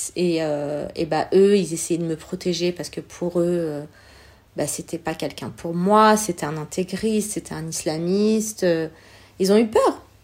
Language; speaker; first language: French; early bilingual, other home language; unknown